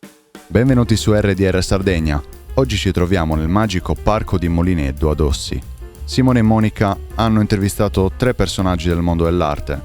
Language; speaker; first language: Italian; native; Italian